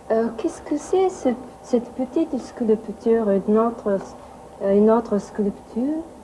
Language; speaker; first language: French; non-native, fluent; Japanese